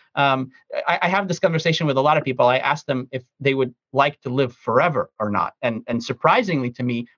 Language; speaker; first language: English; early bilingual, other home language; Russian